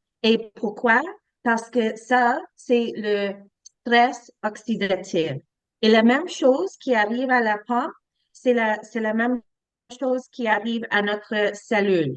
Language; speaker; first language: French; non-native, learner; English